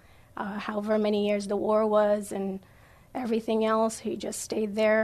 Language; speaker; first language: English; non-native, fluent; Persian